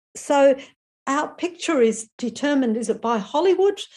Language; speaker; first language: English; native; English